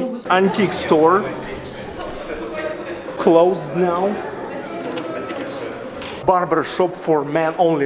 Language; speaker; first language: English; non-native, fluent; Russian